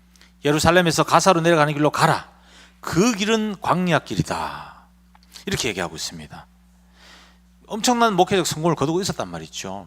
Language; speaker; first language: Korean; native; Korean